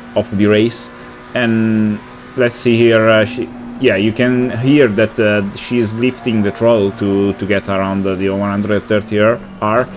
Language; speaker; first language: English; non-native, fluent; Italian